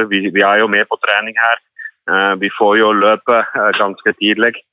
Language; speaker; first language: Norwegian; non-native, fluent; Dutch